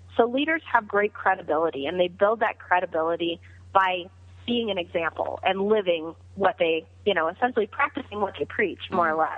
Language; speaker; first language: English; native; English